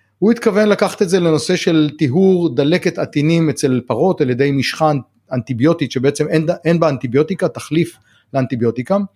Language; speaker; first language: Hebrew; native; Hebrew